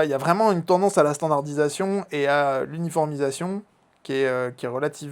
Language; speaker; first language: French; native; French